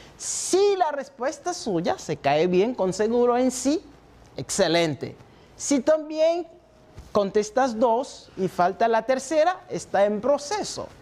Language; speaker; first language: Spanish; non-native, fluent; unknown